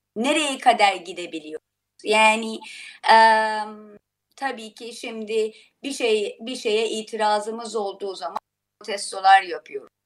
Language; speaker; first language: Turkish; non-native, fluent; Persian